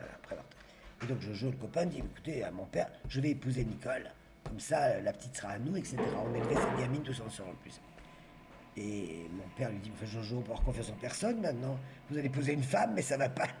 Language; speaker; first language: French; native; French